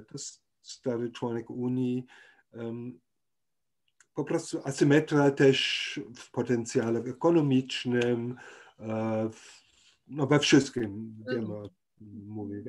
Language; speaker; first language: Polish; non-native, fluent; German